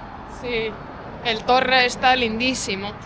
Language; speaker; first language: Spanish; non-native, fluent; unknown